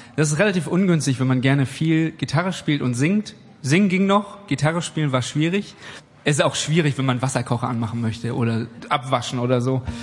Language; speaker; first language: German; native; German